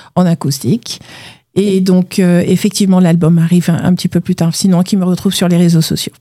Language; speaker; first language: French; native; French